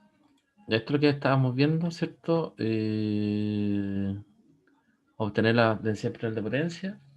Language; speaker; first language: Spanish; native; Spanish